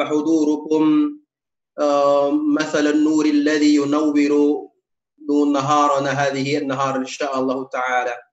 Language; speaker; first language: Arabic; non-native, fluent; Indonesian